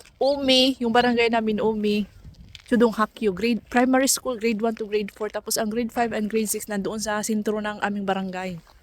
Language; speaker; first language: Filipino; non-native, local second language; Cebuano